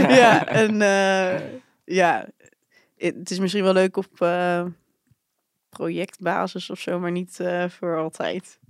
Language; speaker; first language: Dutch; native; Dutch